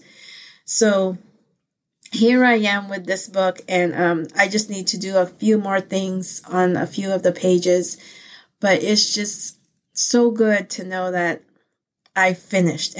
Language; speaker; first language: English; early bilingual, other home language; Pangasinan